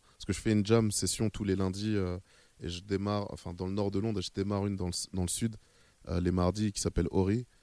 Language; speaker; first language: French; native; French